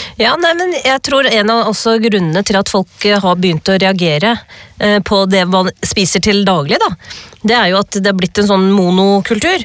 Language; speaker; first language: Norwegian; early bilingual, other home language; Urdu